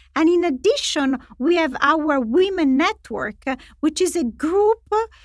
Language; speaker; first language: English; non-native, fluent; Italian